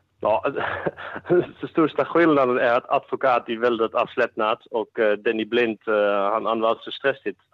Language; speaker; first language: Swedish; non-native, fluent; Dutch